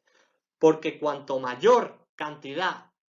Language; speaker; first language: Spanish; native; Spanish